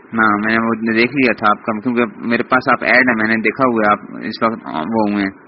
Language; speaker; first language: Urdu; native; Urdu